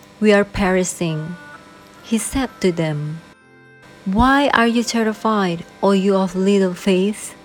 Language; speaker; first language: English; non-native, fluent; Indonesian